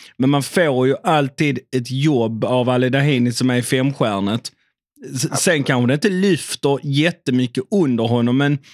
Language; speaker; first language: Swedish; native; Swedish